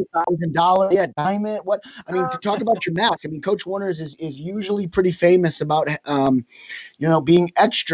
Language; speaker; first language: English; native; English